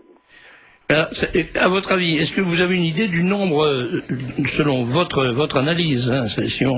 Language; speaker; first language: French; native; French